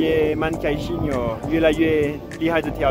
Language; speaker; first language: Chinese; non-native, fluent; French